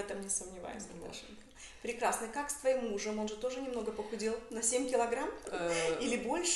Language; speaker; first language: Russian; native; Russian